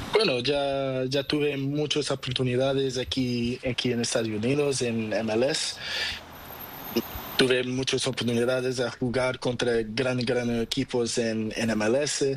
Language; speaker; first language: Spanish; non-native, learner; Portuguese